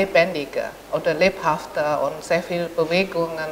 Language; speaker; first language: German; non-native, fluent; Indonesian